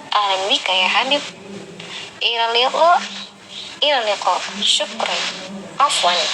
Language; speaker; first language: Arabic; non-native, learner; Indonesian